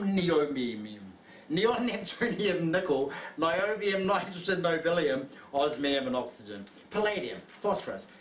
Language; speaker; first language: English; native; English